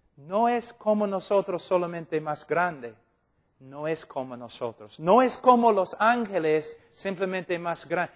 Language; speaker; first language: Spanish; non-native, fluent; English